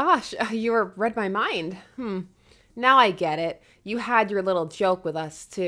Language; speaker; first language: English; native; English